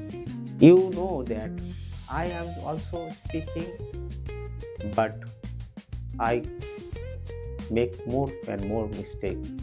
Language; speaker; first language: English; non-native, learner; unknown